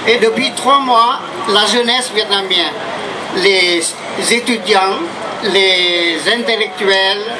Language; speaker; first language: French; non-native, fluent; Vietnamese